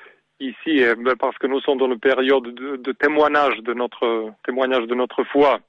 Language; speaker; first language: French; non-native, learner; Serbian